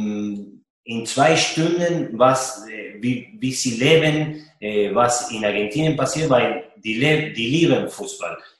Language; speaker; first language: German; non-native, fluent; Spanish